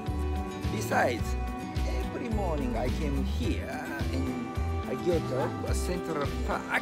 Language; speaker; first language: English; non-native, learner; Japanese